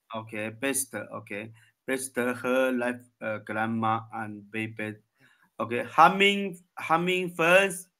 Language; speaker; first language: English; non-native, learner; Chinese